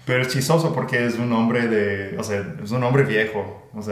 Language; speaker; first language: Spanish; non-native, fluent; English